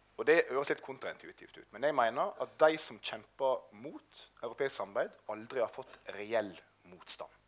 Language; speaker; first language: Norwegian; native; Norwegian